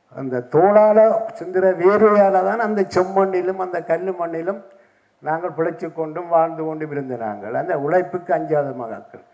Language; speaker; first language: Tamil; native; Tamil